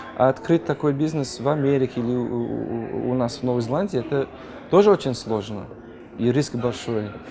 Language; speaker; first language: Russian; non-native, fluent; English